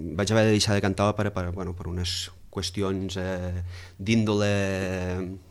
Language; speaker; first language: Catalan; native; Catalan